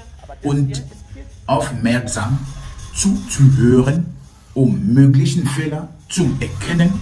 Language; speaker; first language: German; non-native, learner; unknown